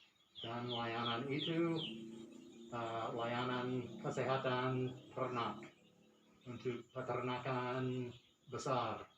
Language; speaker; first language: Indonesian; non-native, fluent; English